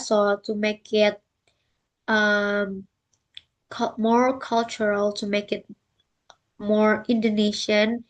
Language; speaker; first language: English; non-native, learner; Indonesian